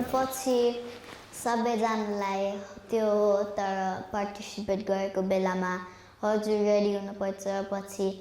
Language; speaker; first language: Nepali; early bilingual, heritage; Nepali